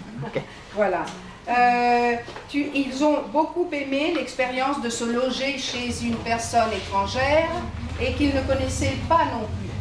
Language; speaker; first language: French; non-native, fluent; Spanish